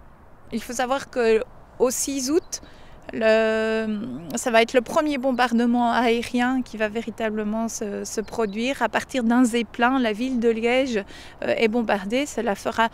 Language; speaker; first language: French; native; French